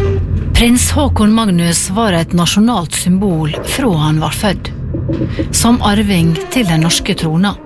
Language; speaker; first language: Norwegian; native; Norwegian